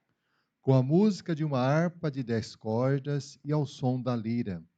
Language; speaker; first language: Portuguese; native; Portuguese